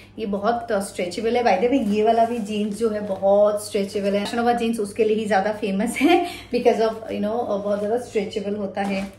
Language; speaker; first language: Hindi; non-native, local second language; Assamese